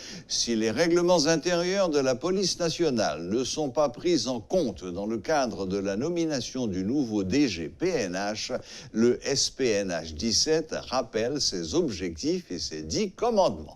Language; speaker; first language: French; non-native, local second language; Haitian Creole